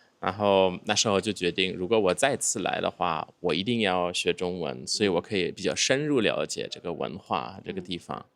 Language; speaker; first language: Chinese; non-native, fluent; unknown